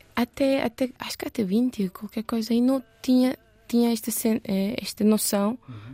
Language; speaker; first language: Portuguese; non-native, learner; Turkish